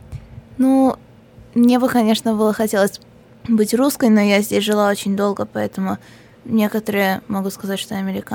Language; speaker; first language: Russian; early bilingual, heritage; Russian